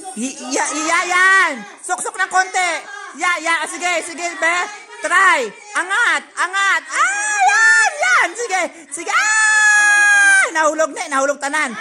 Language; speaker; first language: Filipino; non-native, local second language; Cebuano